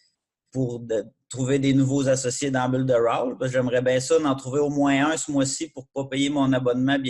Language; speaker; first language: French; native; French